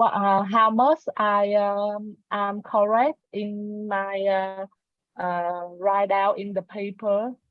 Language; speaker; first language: English; non-native, learner; Vietnamese